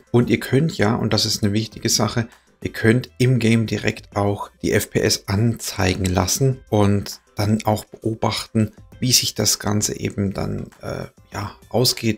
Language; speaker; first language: German; native; German